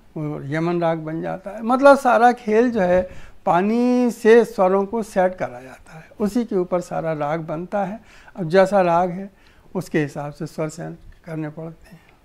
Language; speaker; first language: Hindi; native; Hindi